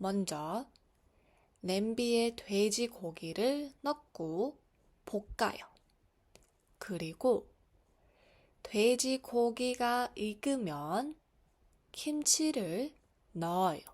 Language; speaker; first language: Korean; non-native, fluent; Mongolian